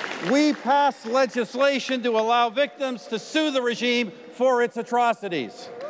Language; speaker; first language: English; native; English